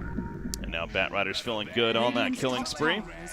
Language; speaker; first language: English; native; English